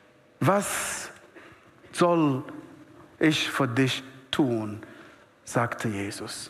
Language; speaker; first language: German; non-native, fluent; Arabic